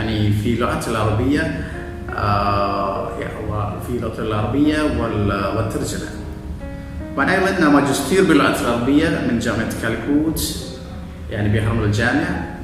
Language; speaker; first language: Arabic; non-native, fluent; Malayalam